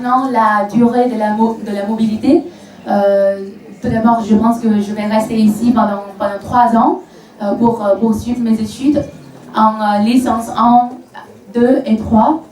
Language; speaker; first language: French; non-native, fluent; Vietnamese